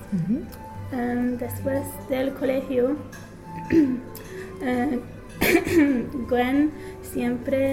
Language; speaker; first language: Spanish; non-native, learner; English